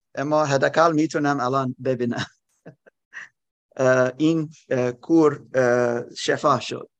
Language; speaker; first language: Persian; non-native, learner; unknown